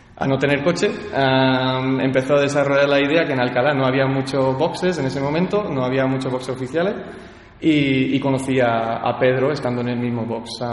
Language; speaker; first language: Spanish; early bilingual, heritage; Spanish